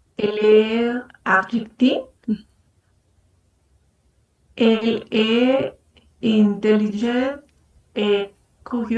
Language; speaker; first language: French; non-native, learner; Spanish